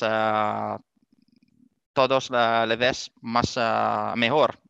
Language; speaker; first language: Spanish; non-native, learner; Italian